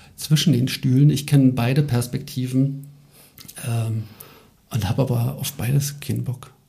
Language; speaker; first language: German; native; German